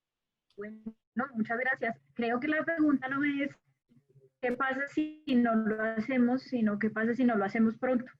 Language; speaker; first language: Spanish; native; Spanish